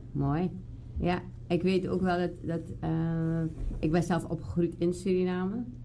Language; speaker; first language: Dutch; native; Dutch